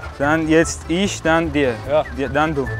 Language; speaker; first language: German; non-native, learner; Armenian